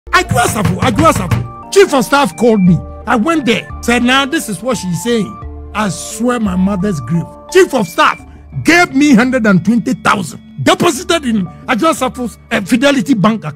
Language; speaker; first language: English; non-native, local second language; Akan